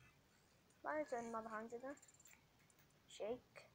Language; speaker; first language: Finnish; non-native, learner; Estonian